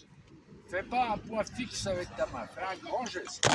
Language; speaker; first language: French; native; French